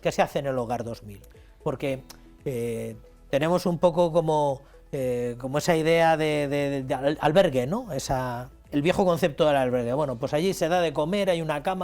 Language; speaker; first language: Spanish; native; Spanish